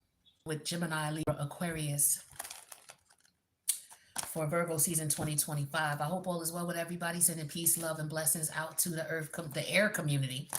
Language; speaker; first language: English; native; English